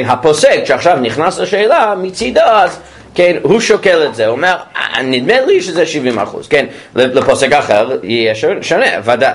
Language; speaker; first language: Hebrew; non-native, fluent; English